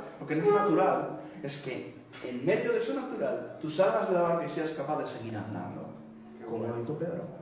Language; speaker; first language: Spanish; native; Spanish